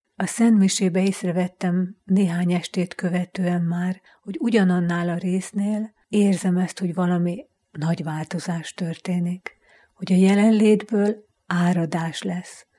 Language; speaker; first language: Hungarian; native; Hungarian